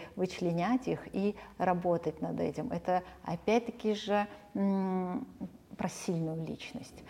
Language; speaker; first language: Russian; early bilingual, other home language; Armenian